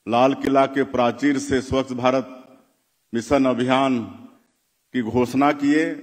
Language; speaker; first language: Hindi; native; Hindi